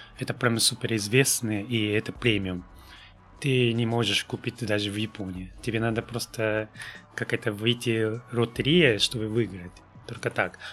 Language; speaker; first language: Russian; non-native, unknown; Japanese